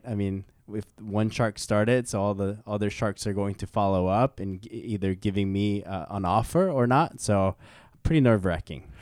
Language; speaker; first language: English; early bilingual, other home language; Korean